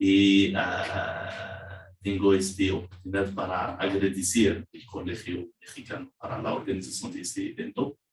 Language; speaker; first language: Spanish; non-native, learner; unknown